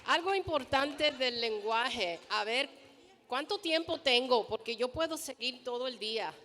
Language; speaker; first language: Spanish; early bilingual, heritage; Spanish